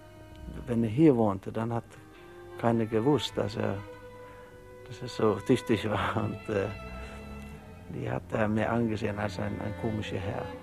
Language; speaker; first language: German; non-native, learner; Norwegian